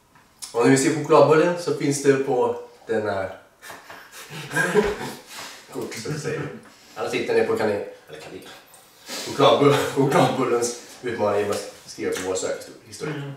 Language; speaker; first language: Swedish; native; Swedish